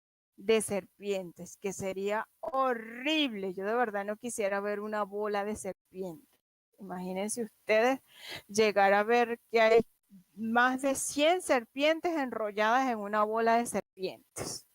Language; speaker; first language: Spanish; native; Spanish